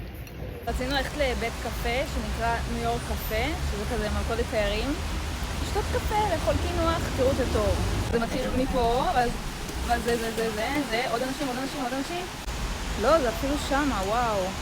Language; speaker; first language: Hebrew; native; Hebrew